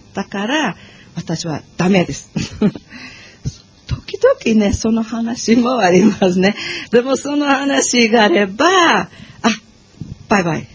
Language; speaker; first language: Japanese; non-native, learner; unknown